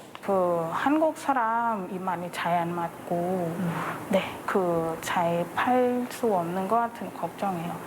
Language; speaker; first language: Korean; non-native, learner; Thai